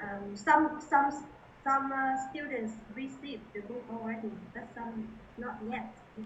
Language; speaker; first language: English; non-native, fluent; Vietnamese